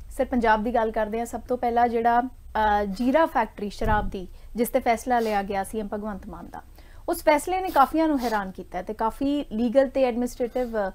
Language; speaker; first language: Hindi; non-native, local second language; Punjabi